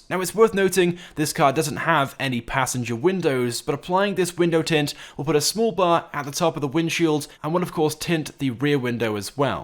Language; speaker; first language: English; native; English